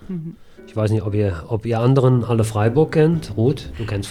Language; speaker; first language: German; native; German